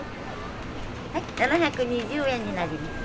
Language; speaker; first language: Japanese; native; Japanese